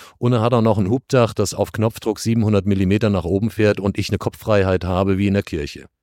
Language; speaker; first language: German; native; German